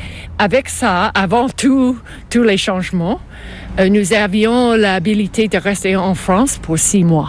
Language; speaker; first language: French; non-native, fluent; English